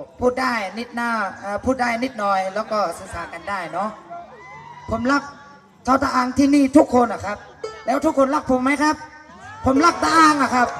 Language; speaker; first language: Thai; non-native, fluent; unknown